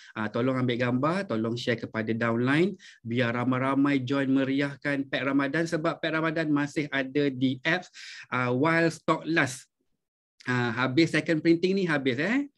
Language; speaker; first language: Malay; native; Malay